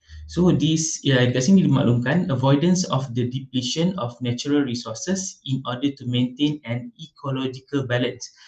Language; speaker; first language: English; non-native, local second language; Malay